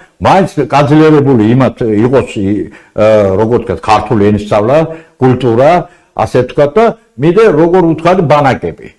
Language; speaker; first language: Georgian; non-native, local second language; Azerbaijani